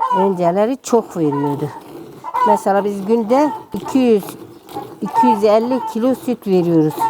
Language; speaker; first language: Turkish; native; Turkish